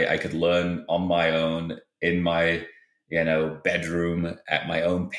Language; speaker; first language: English; native; English